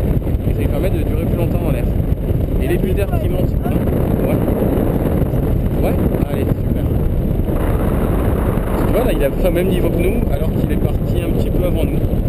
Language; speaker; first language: French; native; French